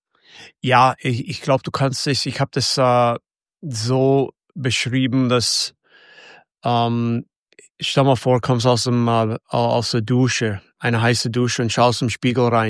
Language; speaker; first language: German; non-native, fluent; English